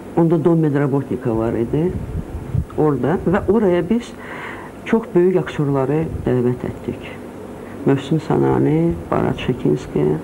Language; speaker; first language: Azerbaijani; non-native, local second language; Russian